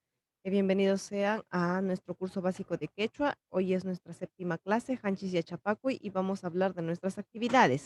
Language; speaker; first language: Spanish; non-native, local second language; Quechua